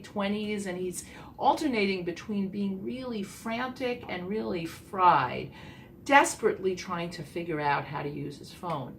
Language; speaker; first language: English; native; English